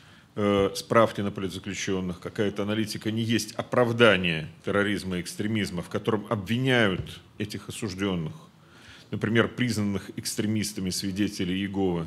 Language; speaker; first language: Russian; native; Russian